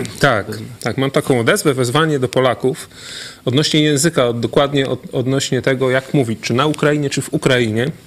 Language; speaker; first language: Polish; native; Polish